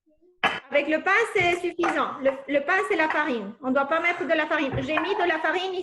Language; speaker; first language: French; non-native, fluent; Spanish